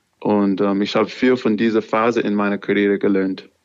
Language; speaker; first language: German; non-native, learner; English